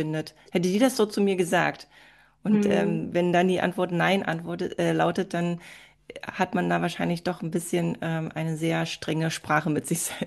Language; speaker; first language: German; native; German